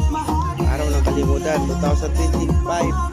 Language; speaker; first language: Filipino; non-native, local second language; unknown